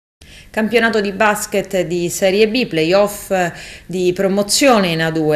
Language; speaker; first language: Italian; native; Italian